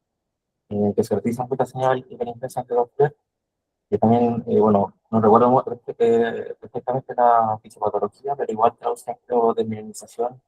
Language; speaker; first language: Spanish; native; Spanish